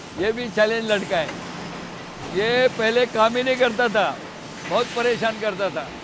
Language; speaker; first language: Hindi; non-native, local second language; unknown